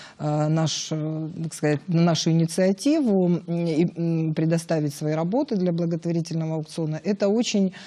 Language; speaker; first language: Russian; native; Russian